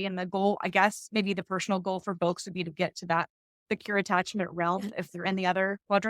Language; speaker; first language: English; native; English